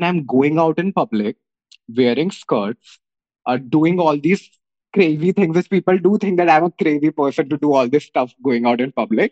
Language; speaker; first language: English; non-native, local second language; Hindi